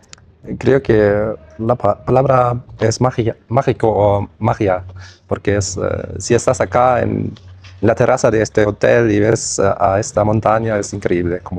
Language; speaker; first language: Spanish; non-native, fluent; German